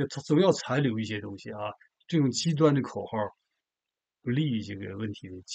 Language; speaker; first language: Chinese; native; Chinese